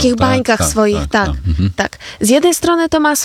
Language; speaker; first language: Polish; non-native, fluent; Ukrainian